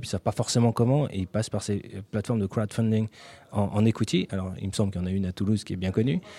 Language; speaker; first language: French; native; French